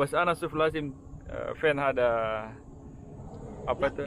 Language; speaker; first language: Arabic; non-native, learner; Indonesian